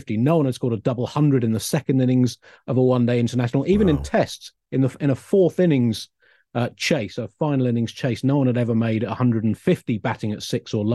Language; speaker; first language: English; native; English